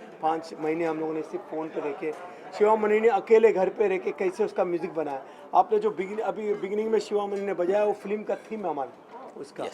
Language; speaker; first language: Hindi; native; Hindi